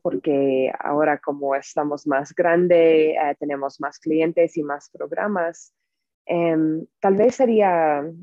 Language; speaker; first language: Spanish; non-native, fluent; English